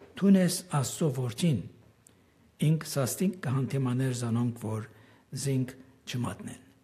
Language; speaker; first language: Armenian; early bilingual, heritage; Armenian